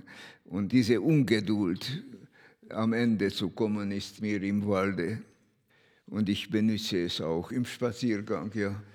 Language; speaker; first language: German; non-native, fluent; Hungarian